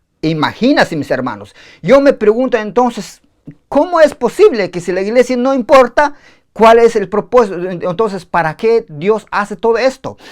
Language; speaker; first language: Spanish; native; Spanish